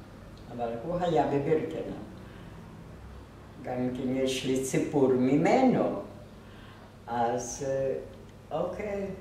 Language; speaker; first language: Hebrew; non-native, fluent; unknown